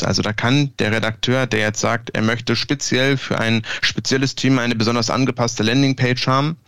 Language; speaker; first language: German; native; German